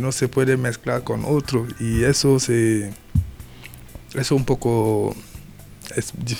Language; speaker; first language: Spanish; non-native, learner; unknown